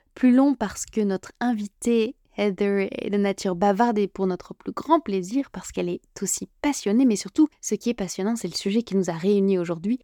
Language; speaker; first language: French; native; French